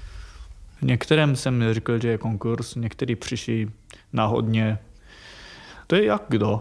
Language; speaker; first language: Czech; non-native, fluent; Japanese